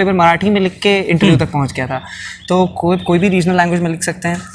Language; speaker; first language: Hindi; non-native, local second language; Urdu